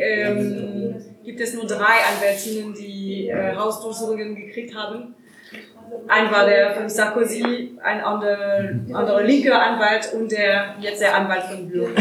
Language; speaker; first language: German; non-native, learner; French